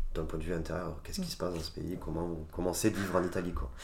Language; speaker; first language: French; native; French